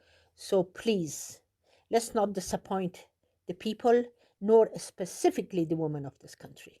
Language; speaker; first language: English; non-native, fluent; Persian